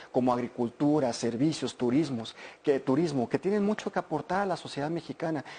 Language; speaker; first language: Spanish; early bilingual, heritage; Spanish